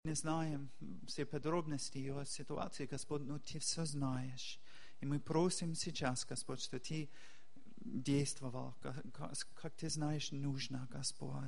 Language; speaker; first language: Russian; non-native, fluent; English